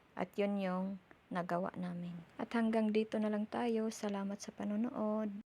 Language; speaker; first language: Filipino; non-native, local second language; Cebuano